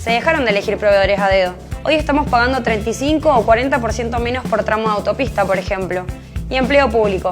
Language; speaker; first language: Spanish; native; Spanish